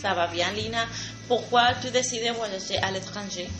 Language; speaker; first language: French; non-native, learner; Spanish